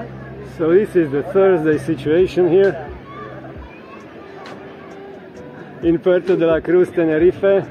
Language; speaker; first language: English; non-native, learner; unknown